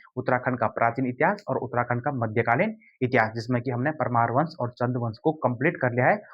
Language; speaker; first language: Hindi; native; Hindi